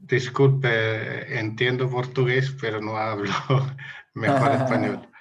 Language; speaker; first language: Spanish; non-native, local second language; Portuguese